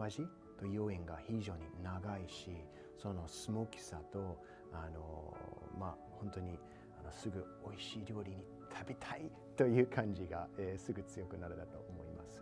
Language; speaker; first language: Japanese; non-native, fluent; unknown